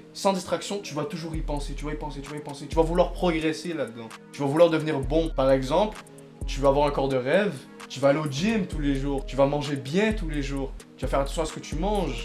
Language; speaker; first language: French; native; French